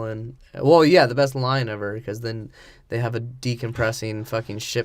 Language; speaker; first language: English; native; English